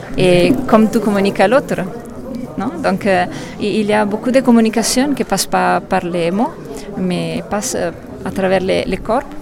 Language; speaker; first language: French; non-native, fluent; Italian